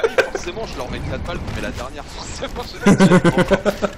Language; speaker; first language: French; native; French